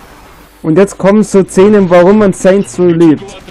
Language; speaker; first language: German; native; German